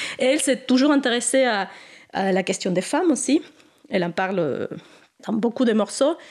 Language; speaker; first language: French; non-native, fluent; Spanish